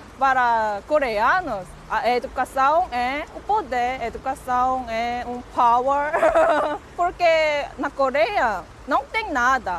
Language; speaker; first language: Portuguese; non-native, learner; Korean